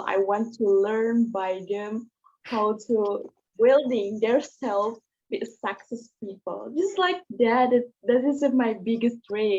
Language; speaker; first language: English; non-native, learner; Indonesian